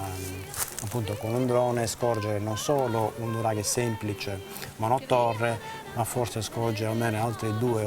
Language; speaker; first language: Italian; native; Italian